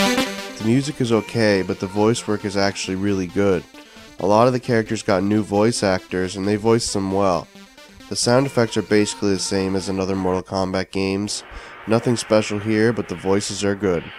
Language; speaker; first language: English; native; English